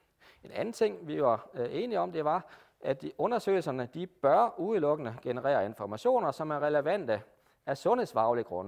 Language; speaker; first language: Danish; native; Danish